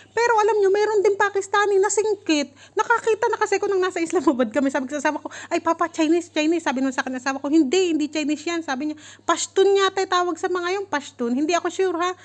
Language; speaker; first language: Filipino; native; Filipino